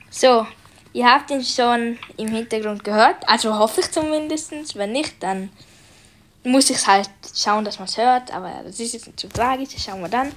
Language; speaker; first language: German; native; German